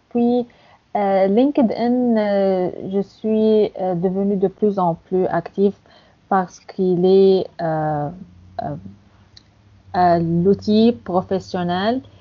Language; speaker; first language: French; non-native, fluent; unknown